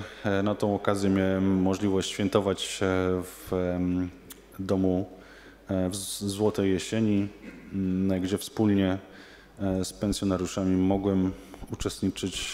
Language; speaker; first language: Polish; native; Polish